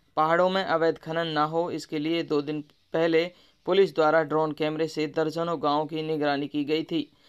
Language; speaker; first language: Hindi; native; Hindi